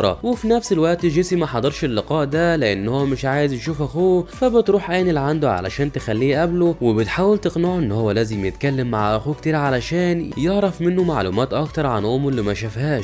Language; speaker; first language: Arabic; native; Arabic